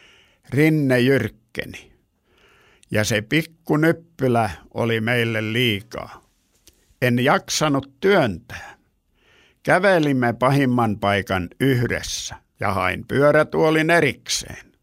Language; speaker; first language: Finnish; native; Finnish